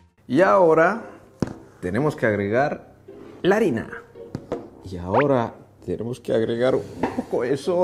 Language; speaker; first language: Spanish; native; Spanish